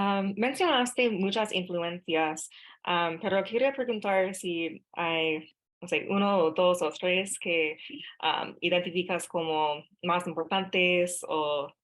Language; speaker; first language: Spanish; non-native, fluent; English